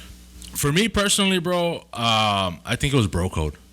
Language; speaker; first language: English; early bilingual, other home language; Spanish